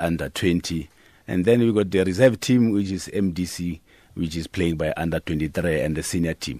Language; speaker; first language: English; non-native, local second language; Northern Sotho